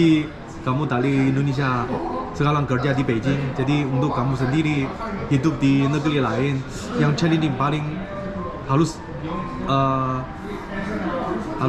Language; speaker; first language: Indonesian; non-native, learner; Chinese